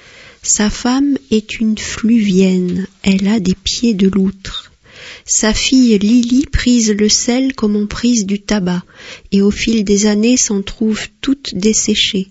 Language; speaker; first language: French; native; French